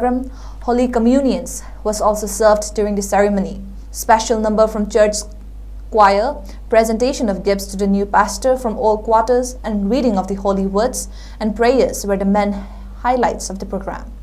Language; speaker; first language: English; non-native, local second language; Manipuri